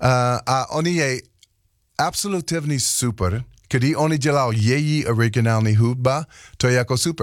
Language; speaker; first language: Czech; non-native, learner; English